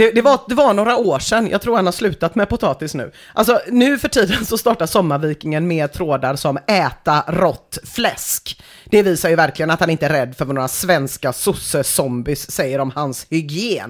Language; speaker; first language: Swedish; native; Swedish